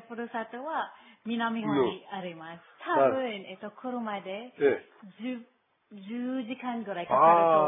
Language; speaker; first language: Japanese; non-native, learner; Filipino